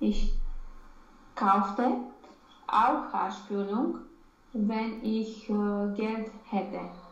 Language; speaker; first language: German; non-native, learner; Romanian